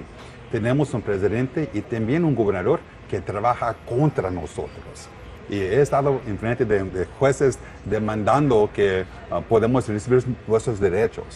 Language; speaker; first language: Spanish; non-native, learner; English